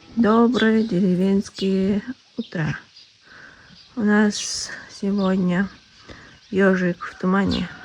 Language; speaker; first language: Russian; non-native, local second language; Bashkir